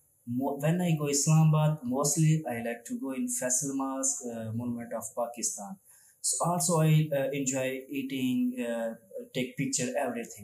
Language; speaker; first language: English; non-native, learner; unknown